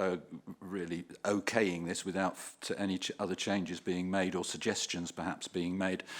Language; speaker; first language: English; native; English